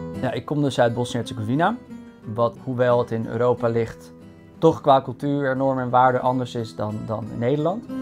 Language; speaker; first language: Dutch; early bilingual, other home language; Bosnian